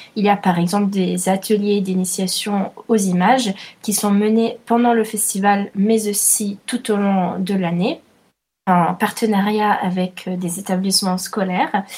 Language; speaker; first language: French; non-native, fluent; Italian